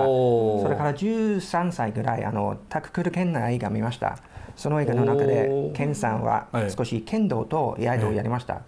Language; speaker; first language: Japanese; non-native, fluent; English